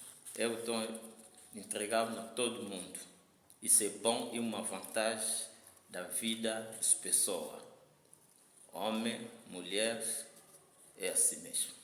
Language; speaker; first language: Portuguese; non-native, learner; Lingala